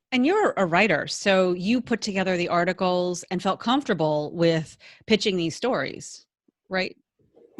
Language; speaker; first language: English; native; English